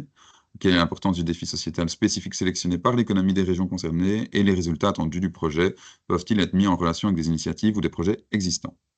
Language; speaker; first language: French; native; French